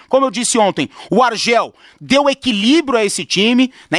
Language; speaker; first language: Portuguese; native; Portuguese